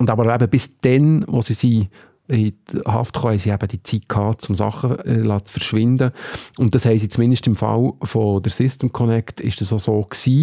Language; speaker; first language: German; native; German